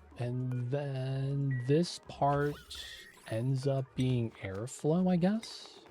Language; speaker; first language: English; native; English